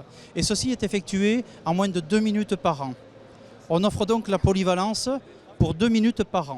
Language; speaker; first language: French; native; French